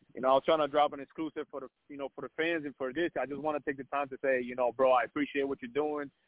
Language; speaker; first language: English; early bilingual, other home language; Spanish